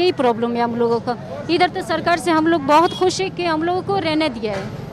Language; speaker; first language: Hindi; non-native, learner; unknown